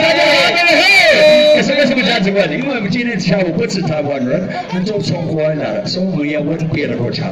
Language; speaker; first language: Chinese; non-native, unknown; English